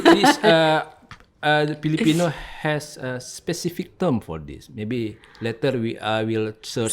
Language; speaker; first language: English; non-native, learner; Indonesian